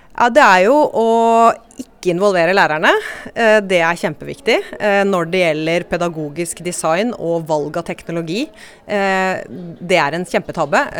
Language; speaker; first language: Norwegian; native; Norwegian